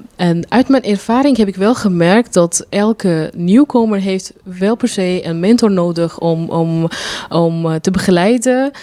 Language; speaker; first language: Dutch; non-native, fluent; Arabic